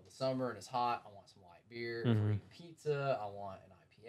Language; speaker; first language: English; native; English